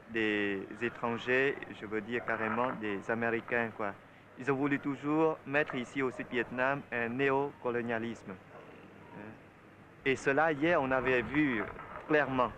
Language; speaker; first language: French; non-native, local second language; Vietnamese